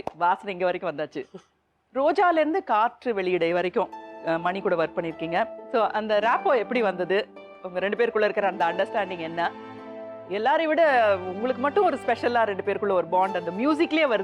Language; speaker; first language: Tamil; native; Tamil